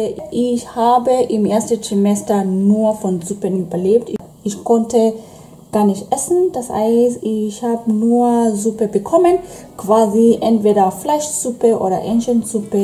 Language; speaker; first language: German; non-native, fluent; Swahili